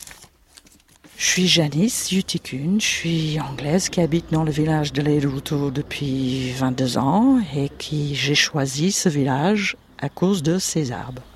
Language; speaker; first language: French; non-native, fluent; English